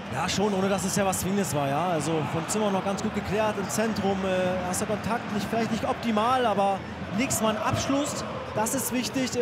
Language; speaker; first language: German; native; German